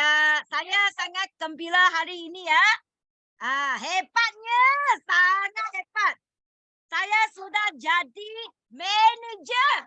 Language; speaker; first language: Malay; non-native, learner; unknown